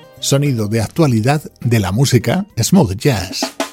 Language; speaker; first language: Spanish; native; Spanish